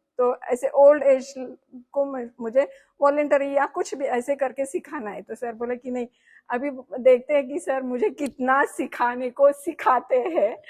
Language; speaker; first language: Hindi; non-native, local second language; Marathi